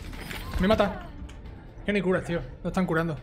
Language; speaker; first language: Spanish; native; Spanish